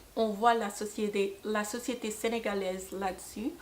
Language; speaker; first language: French; non-native, local second language; Wolof